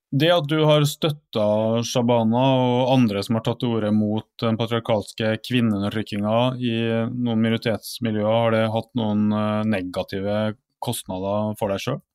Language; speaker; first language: Norwegian; native; Norwegian